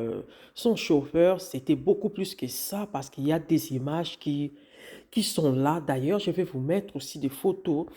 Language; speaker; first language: French; non-native, local second language; Lingala